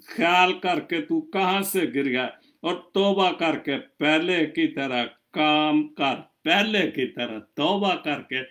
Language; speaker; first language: Urdu; non-native, local second language; Punjabi